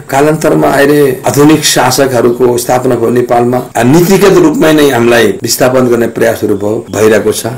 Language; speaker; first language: Nepali; non-native, local second language; Gurung